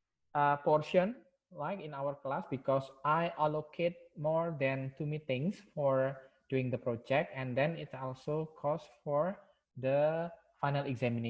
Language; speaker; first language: English; non-native, local second language; Indonesian